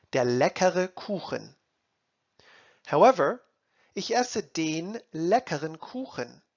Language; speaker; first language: German; non-native, fluent; English